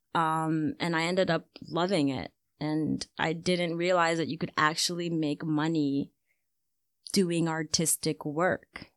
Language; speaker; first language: English; early bilingual, other home language; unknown